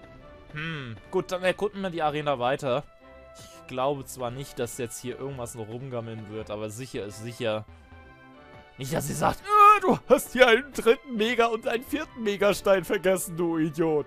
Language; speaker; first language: German; native; German